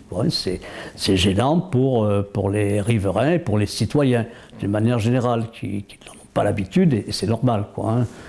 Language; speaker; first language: French; native; French